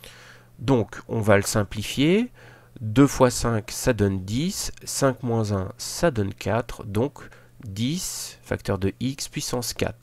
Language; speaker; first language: French; native; French